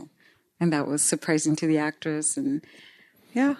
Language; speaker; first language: English; non-native, fluent; Spanish